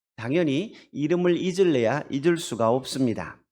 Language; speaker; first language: Korean; native; Korean